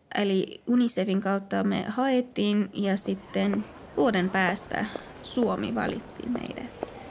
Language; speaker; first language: Finnish; non-native, fluent; Persian